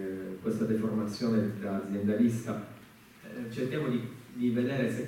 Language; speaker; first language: Italian; native; Italian